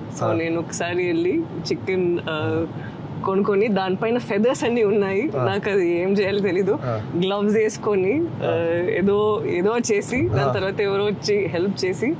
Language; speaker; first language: Telugu; non-native, fluent; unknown